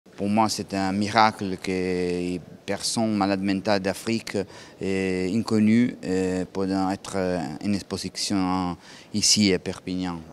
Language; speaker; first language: French; non-native, learner; Italian